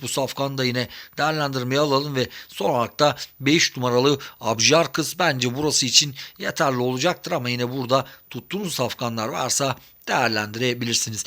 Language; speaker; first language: Turkish; native; Turkish